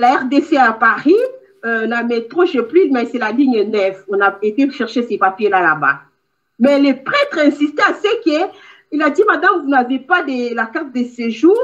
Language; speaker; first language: French; non-native, local second language; Lingala